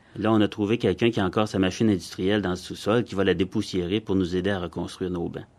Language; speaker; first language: French; native; French